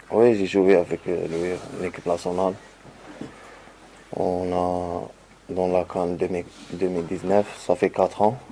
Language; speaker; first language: French; non-native, learner; Arabic